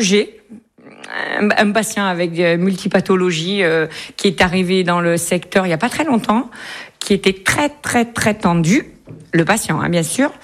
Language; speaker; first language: French; native; French